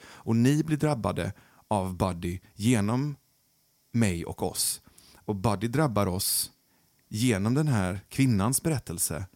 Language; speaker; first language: Swedish; early bilingual, other home language; Persian